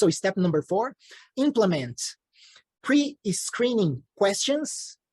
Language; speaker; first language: English; non-native, fluent; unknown